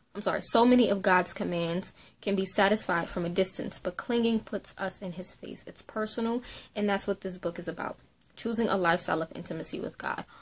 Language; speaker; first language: English; native; English